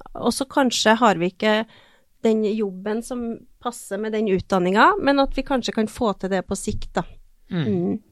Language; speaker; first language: Norwegian; native; Norwegian